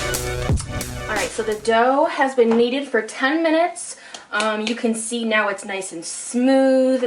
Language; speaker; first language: English; native; English